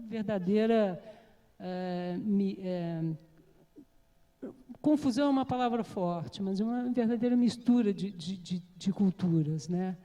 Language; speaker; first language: Portuguese; native; Portuguese